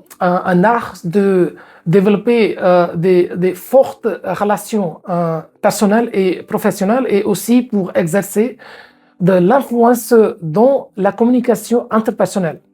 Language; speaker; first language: French; non-native, fluent; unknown